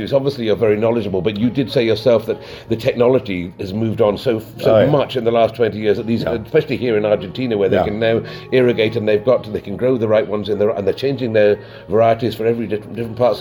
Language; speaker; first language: English; native; English